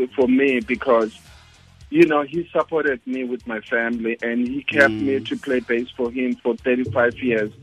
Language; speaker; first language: English; non-native, local second language; Zulu